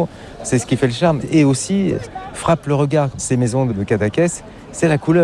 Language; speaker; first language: French; native; French